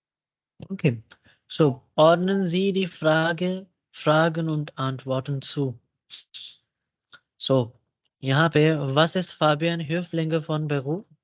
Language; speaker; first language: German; non-native, fluent; Urdu